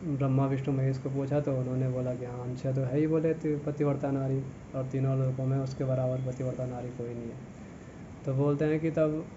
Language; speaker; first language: Hindi; native; Hindi